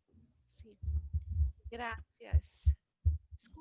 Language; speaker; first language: Spanish; non-native, learner; Portuguese